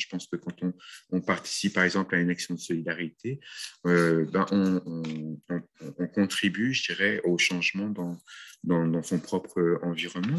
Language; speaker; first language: French; native; French